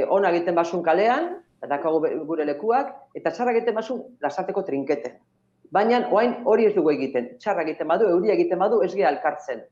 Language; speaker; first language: Basque; non-native, local second language; Spanish